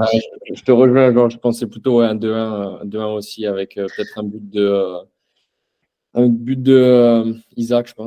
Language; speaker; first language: French; native; French